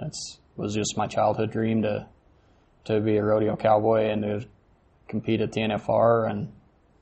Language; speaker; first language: English; native; English